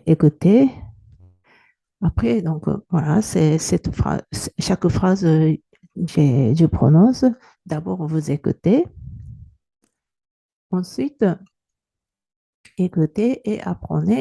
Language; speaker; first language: French; non-native, fluent; Japanese